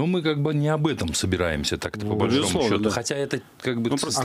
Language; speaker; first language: Russian; native; Russian